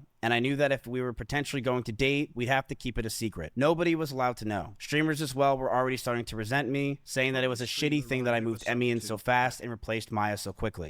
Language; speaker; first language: English; native; English